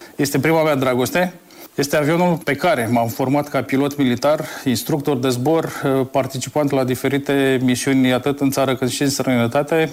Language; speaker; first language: Romanian; native; Romanian